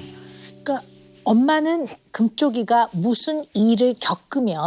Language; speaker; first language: Korean; native; Korean